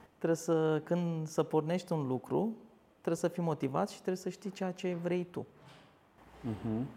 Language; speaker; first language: Romanian; early bilingual, other home language; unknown